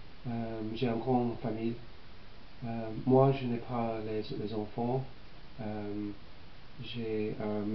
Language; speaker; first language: French; non-native, learner; English